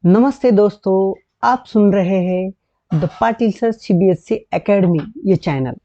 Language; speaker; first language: Hindi; non-native, local second language; Marathi